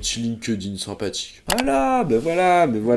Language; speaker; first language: French; native; French